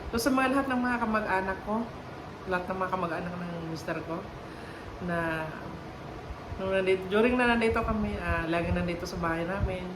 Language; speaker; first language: Filipino; non-native, local second language; Cebuano